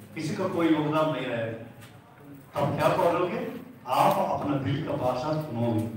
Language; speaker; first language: Hindi; non-native, local second language; Telugu